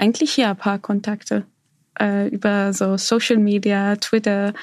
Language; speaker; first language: German; non-native, fluent; Arabic